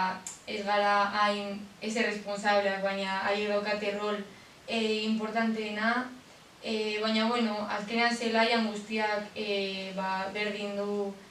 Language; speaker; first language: Basque; non-native, local second language; Spanish